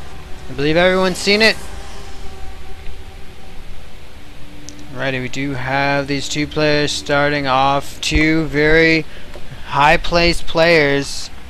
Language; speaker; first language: English; native; English